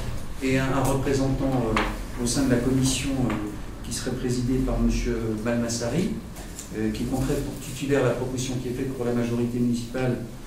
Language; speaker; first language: French; native; French